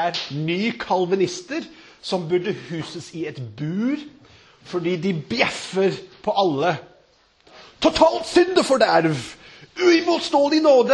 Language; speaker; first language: Norwegian; non-native, fluent; English